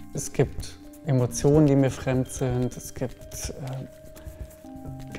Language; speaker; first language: German; native; German